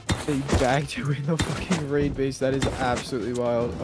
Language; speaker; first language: English; native; English